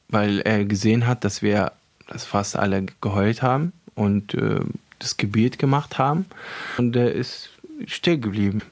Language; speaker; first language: German; non-native, fluent; Arabic